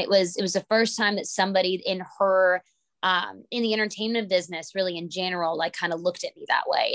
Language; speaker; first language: English; native; English